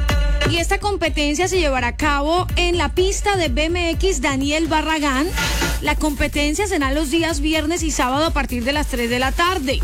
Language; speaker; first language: Spanish; native; Spanish